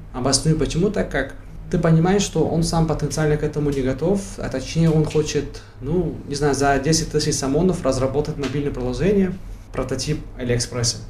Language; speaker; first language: Russian; non-native, local second language; Tajik